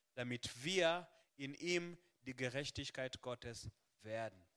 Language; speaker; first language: German; non-native, fluent; Swahili